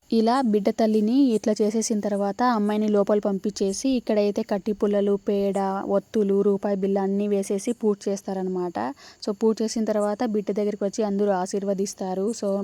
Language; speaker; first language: Telugu; non-native, local second language; Lambadi